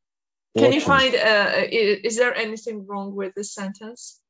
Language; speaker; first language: English; non-native, fluent; Georgian